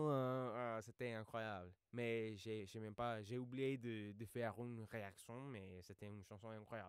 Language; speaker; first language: French; non-native, fluent; English